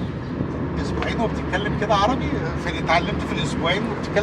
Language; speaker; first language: Arabic; native; Arabic